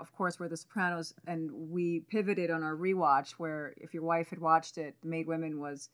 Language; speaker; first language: English; early bilingual, other home language; Spanish